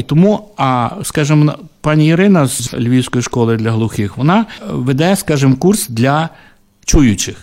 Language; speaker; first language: Ukrainian; native; Ukrainian